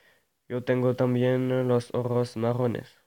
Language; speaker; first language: Spanish; non-native, learner; French